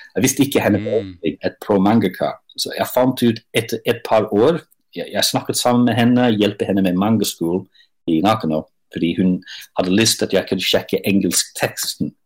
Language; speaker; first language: Norwegian; non-native, fluent; English